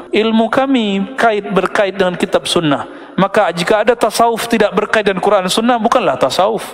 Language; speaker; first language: Malay; non-native, local second language; Minangkabau